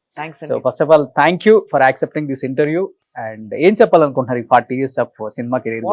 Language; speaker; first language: Telugu; native; Telugu